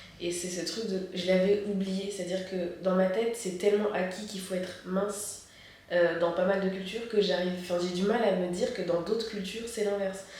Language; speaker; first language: French; native; French